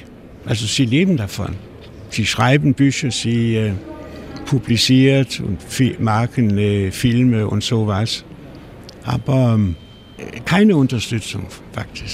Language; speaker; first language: German; non-native, fluent; Danish